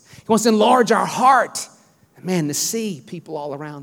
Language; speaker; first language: English; native; English